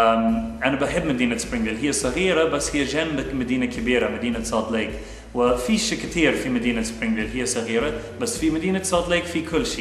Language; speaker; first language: Arabic; non-native, fluent; English